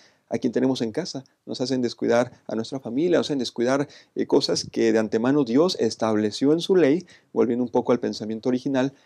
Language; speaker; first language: Spanish; native; Spanish